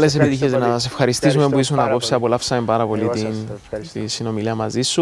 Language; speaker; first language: Greek; native; Greek